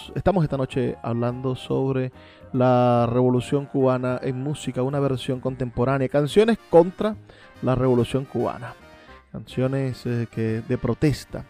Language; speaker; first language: Spanish; native; Spanish